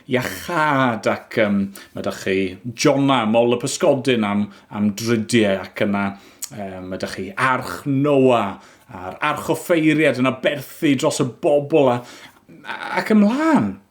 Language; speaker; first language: Welsh; native; Welsh